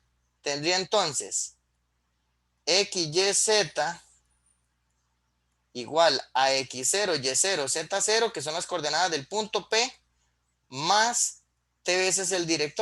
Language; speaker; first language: Spanish; native; Spanish